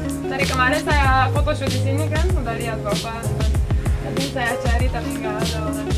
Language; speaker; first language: Indonesian; non-native, learner; Romanian